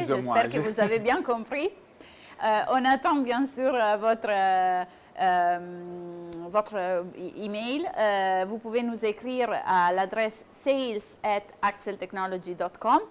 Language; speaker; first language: French; non-native, fluent; Italian